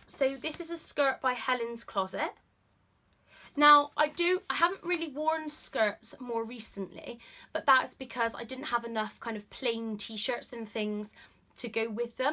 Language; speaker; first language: English; native; English